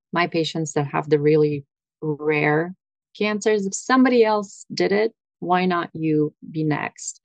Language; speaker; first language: English; early bilingual, other home language; Russian